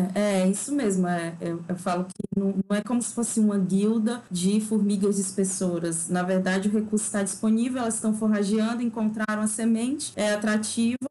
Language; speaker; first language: Portuguese; native; Portuguese